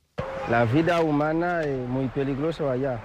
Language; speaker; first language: Spanish; non-native, learner; Haitian Creole